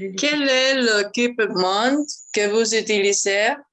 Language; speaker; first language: French; non-native, learner; Spanish